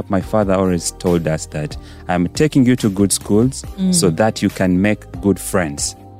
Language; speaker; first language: English; non-native, local second language; Ganda